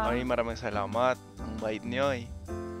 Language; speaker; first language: Filipino; non-native, fluent; English